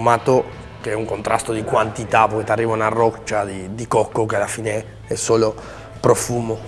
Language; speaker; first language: Italian; non-native, fluent; Spanish